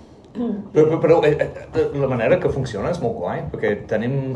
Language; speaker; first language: Catalan; non-native, learner; English